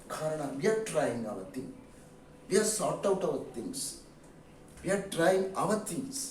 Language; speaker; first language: English; non-native, local second language; Kannada